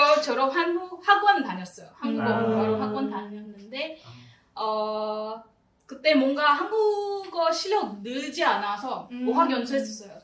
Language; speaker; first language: Korean; non-native, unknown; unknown